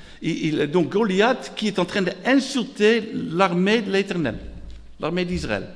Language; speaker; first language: French; non-native, fluent; Dutch